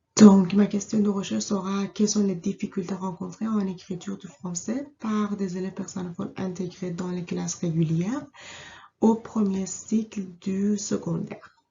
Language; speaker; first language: French; non-native, fluent; Persian